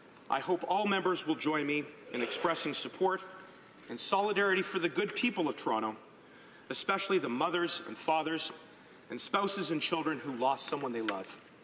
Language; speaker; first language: English; native; English